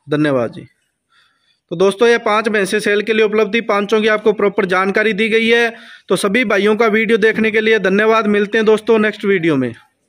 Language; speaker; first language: Hindi; native; Hindi